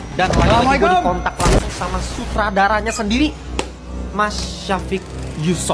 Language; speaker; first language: Indonesian; native; Indonesian